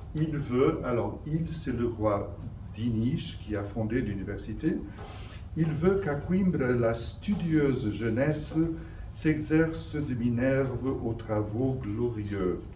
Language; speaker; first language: French; non-native, fluent; Portuguese